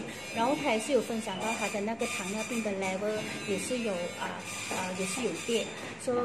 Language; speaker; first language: Chinese; native; Chinese